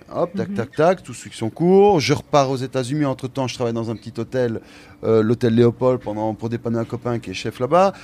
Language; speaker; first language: French; native; French